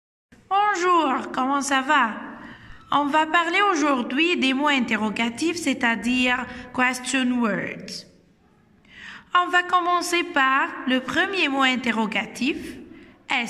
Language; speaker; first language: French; non-native, fluent; Arabic